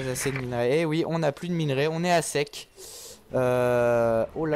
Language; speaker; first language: French; native; French